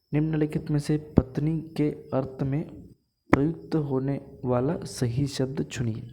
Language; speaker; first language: Hindi; non-native, local second language; Kannada